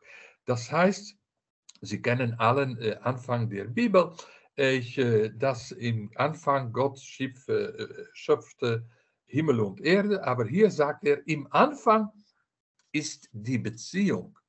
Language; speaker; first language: German; non-native, fluent; Dutch